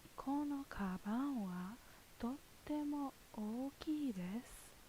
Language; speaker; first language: Japanese; non-native, learner; English